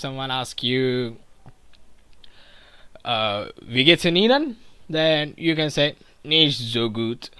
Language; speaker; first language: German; non-native, learner; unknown